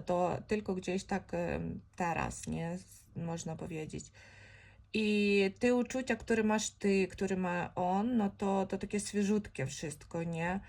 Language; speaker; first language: Polish; non-native, fluent; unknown